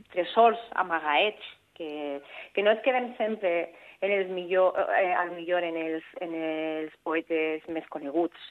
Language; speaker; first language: Catalan; non-native, local second language; Spanish